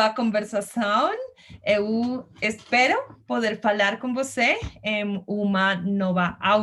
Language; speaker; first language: Portuguese; non-native, learner; Spanish